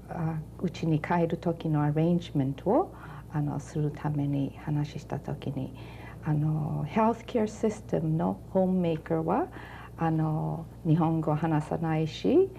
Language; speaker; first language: Japanese; early bilingual, heritage; Japanese